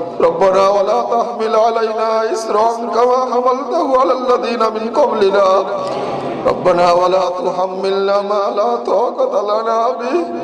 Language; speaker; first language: Arabic; non-native, fluent; Bangla